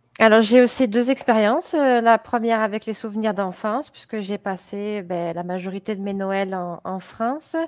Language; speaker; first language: French; native; French